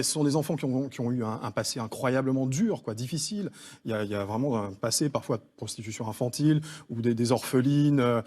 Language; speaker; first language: French; native; French